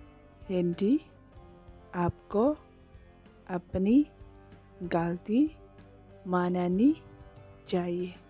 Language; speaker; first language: Hindi; non-native, local second language; Khasi